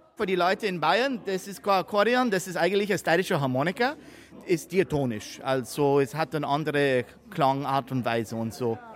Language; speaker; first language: German; early bilingual, heritage; German